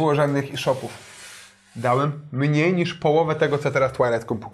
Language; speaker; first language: Polish; native; Polish